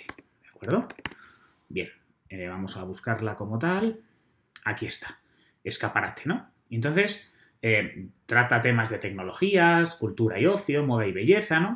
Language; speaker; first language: Spanish; native; Spanish